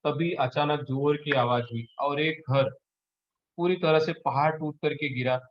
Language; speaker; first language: Hindi; non-native, local second language; Marathi